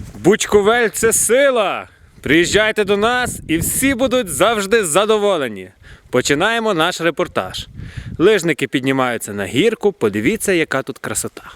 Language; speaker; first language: Ukrainian; native; Ukrainian